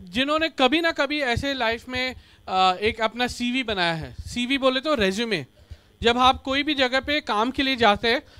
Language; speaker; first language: Hindi; non-native, local second language; Marathi